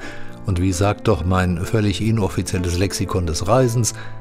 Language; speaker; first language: German; native; German